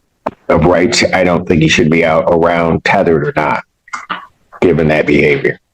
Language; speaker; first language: English; native; English